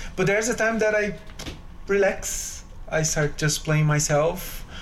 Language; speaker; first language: English; non-native, fluent; Portuguese